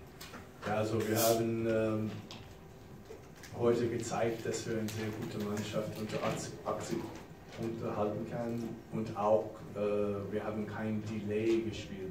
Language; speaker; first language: German; non-native, fluent; English